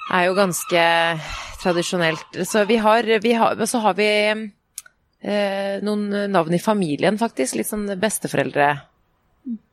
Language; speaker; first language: Norwegian; native; Norwegian